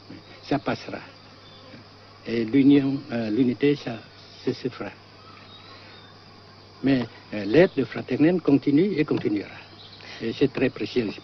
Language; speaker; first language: French; non-native, fluent; Vietnamese